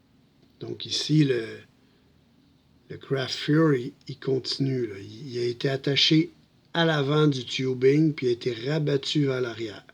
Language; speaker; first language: French; native; French